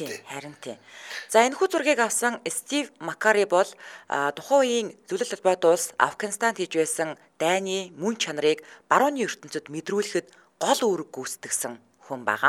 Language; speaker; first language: Mongolian; native; Mongolian